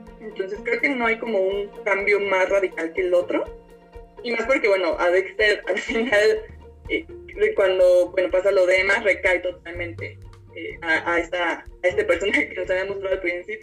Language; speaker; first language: Spanish; native; Spanish